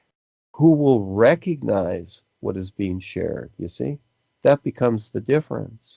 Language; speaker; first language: English; native; English